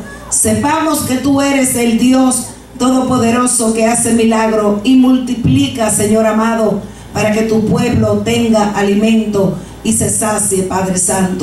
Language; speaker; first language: Spanish; native; Spanish